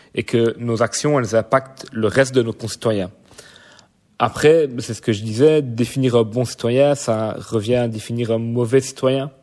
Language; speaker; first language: French; native; French